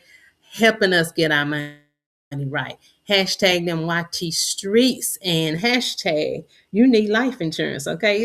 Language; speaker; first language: English; native; English